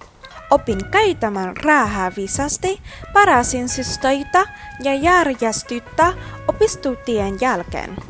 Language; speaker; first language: Finnish; non-native, learner; Vietnamese